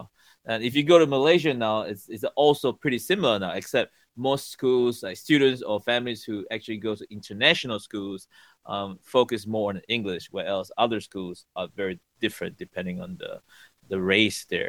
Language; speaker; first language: English; native; English